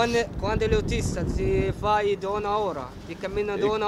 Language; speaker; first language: Italian; non-native, learner; Arabic